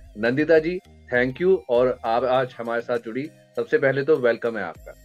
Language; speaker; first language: Hindi; native; Hindi